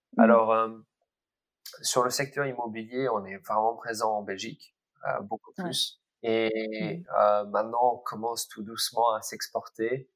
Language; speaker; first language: French; early bilingual, other home language; English